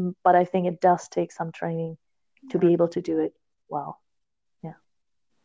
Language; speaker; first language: English; non-native, fluent; Slovak